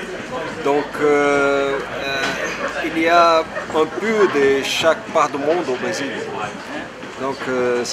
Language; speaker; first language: French; non-native, fluent; Portuguese